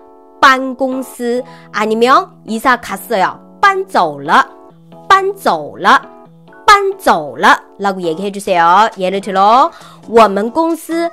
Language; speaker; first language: Korean; non-native, fluent; Chinese